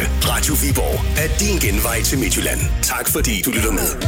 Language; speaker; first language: Danish; native; Danish